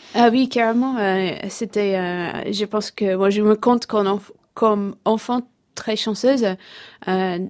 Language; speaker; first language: French; non-native, fluent; English